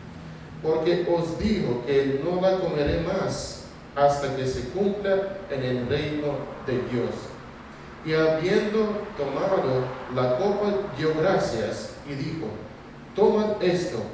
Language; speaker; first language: Spanish; non-native, fluent; Russian